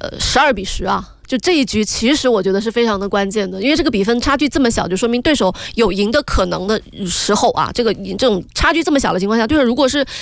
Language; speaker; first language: Chinese; native; Chinese